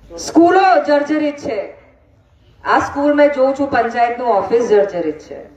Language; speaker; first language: Gujarati; non-native, local second language; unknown